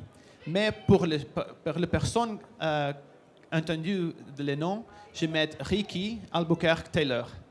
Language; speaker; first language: French; non-native, learner; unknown